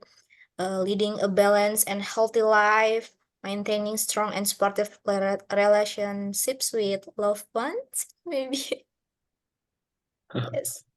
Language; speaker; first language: English; non-native, learner; Indonesian